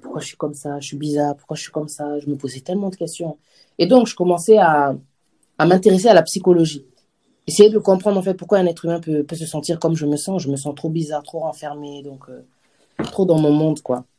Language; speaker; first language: French; native; French